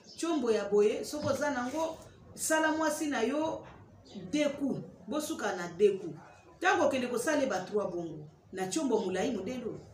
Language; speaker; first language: Lingala; native; Lingala